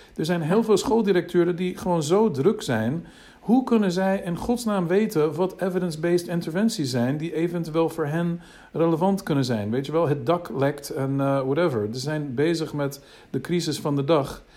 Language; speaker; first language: Dutch; non-native, fluent; English